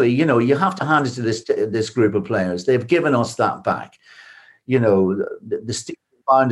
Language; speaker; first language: English; native; English